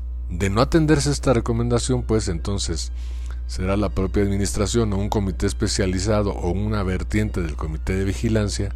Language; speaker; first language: Spanish; native; Spanish